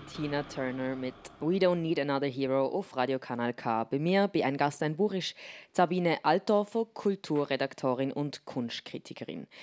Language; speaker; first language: German; native; German